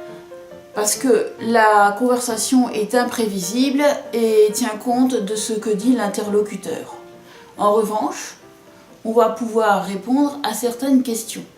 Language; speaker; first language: French; native; French